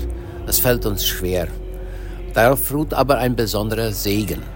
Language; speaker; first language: German; early bilingual, heritage; Low German